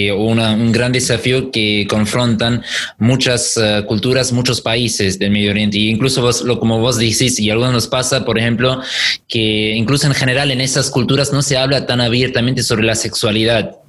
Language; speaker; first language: Spanish; non-native, fluent; German